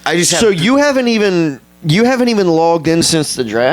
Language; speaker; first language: English; native; English